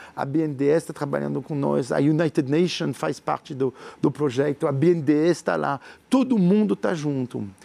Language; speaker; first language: Portuguese; non-native, fluent; French